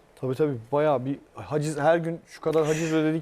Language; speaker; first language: Turkish; native; Turkish